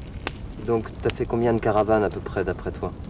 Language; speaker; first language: French; native; French